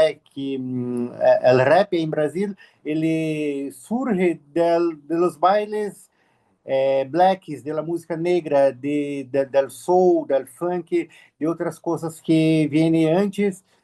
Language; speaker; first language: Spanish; non-native, learner; Portuguese